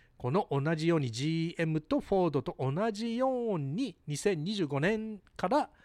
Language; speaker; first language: Japanese; early bilingual, heritage; Japanese